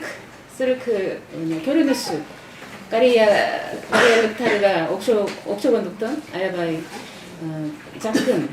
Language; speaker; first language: Kyrgyz; non-native, fluent; Korean